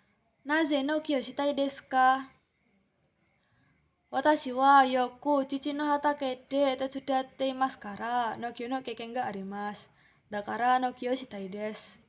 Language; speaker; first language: Japanese; non-native, learner; Indonesian